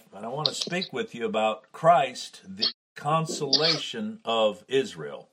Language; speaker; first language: English; native; English